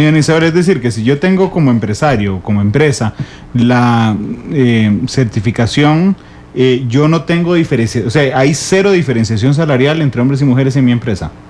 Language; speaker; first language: Spanish; native; Spanish